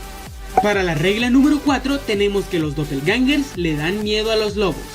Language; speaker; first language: Spanish; native; Spanish